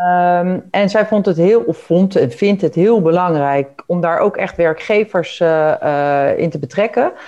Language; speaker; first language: Dutch; native; Dutch